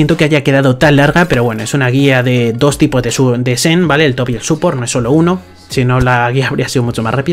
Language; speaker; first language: Spanish; native; Spanish